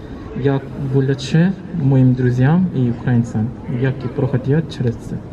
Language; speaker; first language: Ukrainian; non-native, learner; Korean